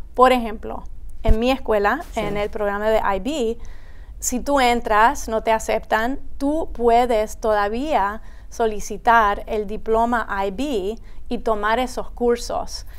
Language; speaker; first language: Spanish; early bilingual, heritage; Spanish